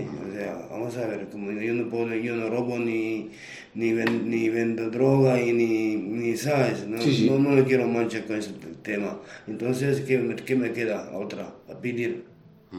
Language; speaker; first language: Spanish; non-native, fluent; Romanian